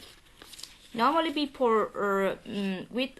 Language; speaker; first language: English; non-native, learner; Vietnamese